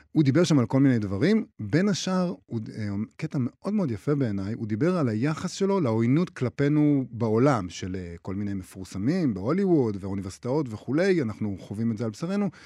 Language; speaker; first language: Hebrew; native; Hebrew